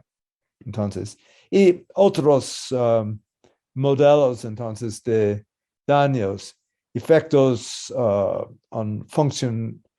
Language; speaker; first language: Spanish; non-native, learner; English